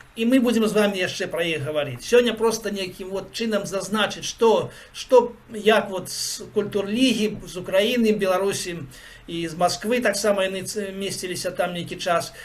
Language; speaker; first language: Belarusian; native; Belarusian